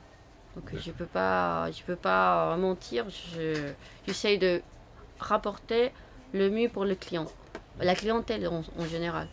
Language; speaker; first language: French; non-native, fluent; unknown